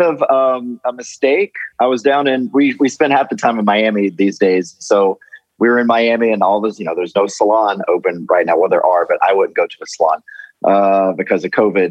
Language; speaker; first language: English; native; English